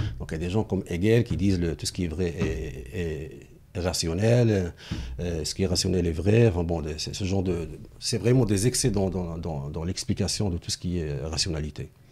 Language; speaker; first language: French; non-native, local second language; Arabic